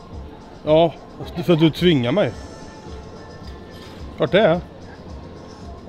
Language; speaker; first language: Swedish; native; Swedish